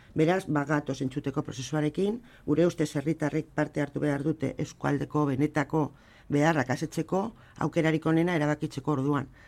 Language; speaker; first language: Basque; non-native, local second language; Spanish